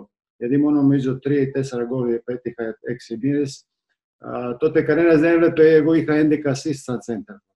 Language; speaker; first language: Greek; non-native, fluent; Serbian